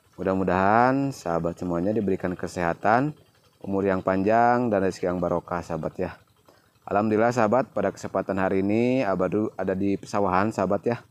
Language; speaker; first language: Indonesian; non-native, local second language; Sundanese